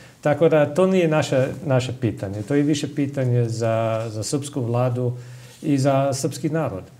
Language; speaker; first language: Serbian; non-native, fluent; English